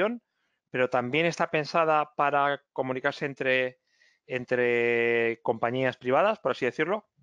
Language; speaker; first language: Spanish; native; Spanish